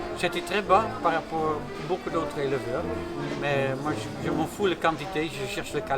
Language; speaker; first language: French; non-native, fluent; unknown